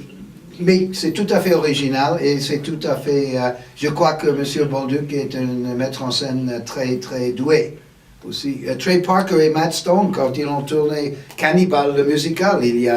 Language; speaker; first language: French; non-native, fluent; English